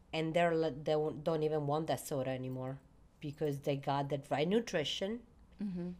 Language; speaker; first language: English; non-native, fluent; Italian